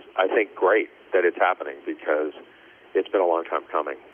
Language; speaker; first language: English; native; English